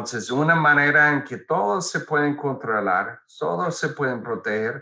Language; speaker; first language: Spanish; non-native, fluent; English